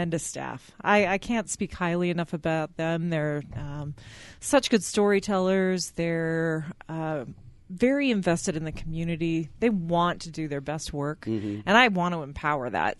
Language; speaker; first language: English; native; English